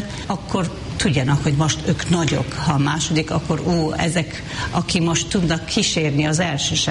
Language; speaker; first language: Hungarian; non-native, fluent; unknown